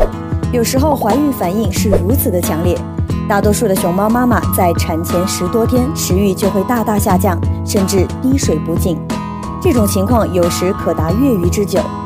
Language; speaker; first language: Chinese; native; Chinese